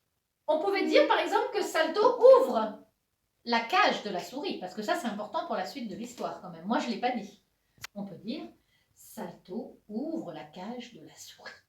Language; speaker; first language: French; native; French